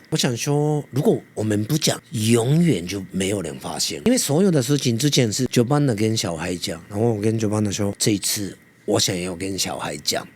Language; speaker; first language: Chinese; non-native, fluent; Japanese